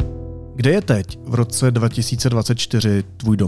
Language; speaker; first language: Czech; native; Czech